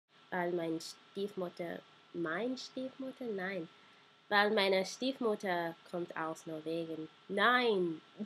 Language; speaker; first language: German; non-native, learner; English